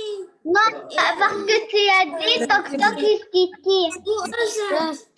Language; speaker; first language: French; non-native, learner; Arabic